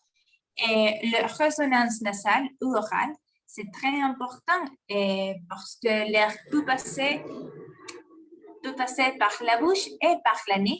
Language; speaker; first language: French; non-native, learner; Spanish